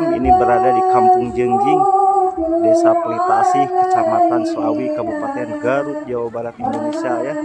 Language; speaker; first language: Indonesian; non-native, local second language; Sundanese